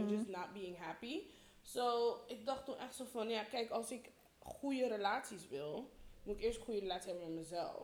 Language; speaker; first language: Dutch; early bilingual, heritage; Dutch